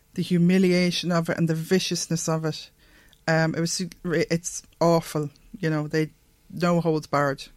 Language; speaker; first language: English; native; English